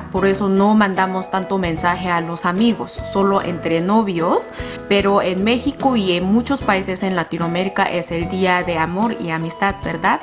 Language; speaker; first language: Spanish; non-native, learner; Korean